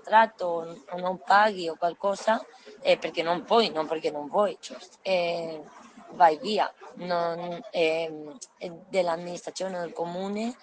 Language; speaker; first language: Italian; non-native, learner; Spanish